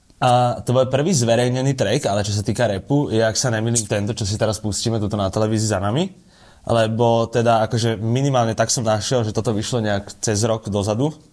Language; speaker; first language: Slovak; native; Slovak